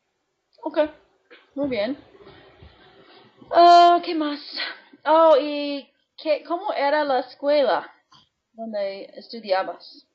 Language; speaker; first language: Spanish; non-native, fluent; English